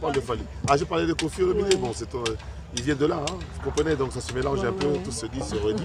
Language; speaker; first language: French; non-native, local second language; Lingala